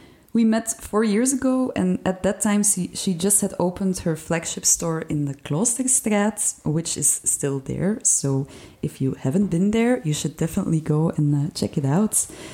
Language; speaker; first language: English; non-native, fluent; Dutch